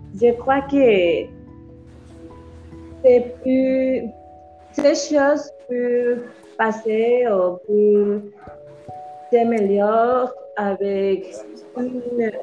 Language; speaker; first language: French; non-native, learner; Spanish